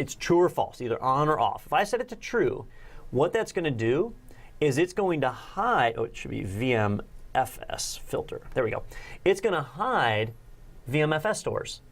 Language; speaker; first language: English; native; English